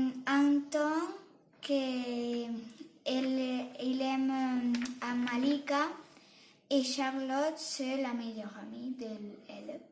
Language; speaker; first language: French; non-native, learner; Catalan